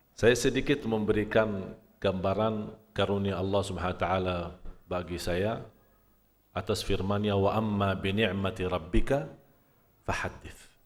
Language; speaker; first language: Malay; non-native, fluent; Arabic